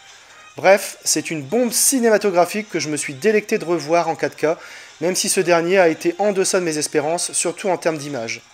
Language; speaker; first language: French; native; French